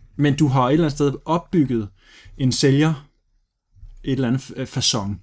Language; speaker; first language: Danish; early bilingual, other home language; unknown